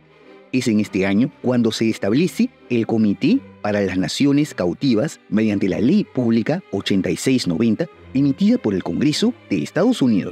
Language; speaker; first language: Spanish; native; Spanish